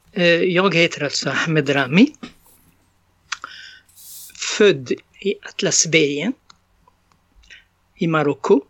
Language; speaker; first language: Swedish; non-native, fluent; Arabic